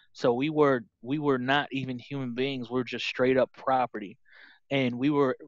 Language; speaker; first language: English; native; English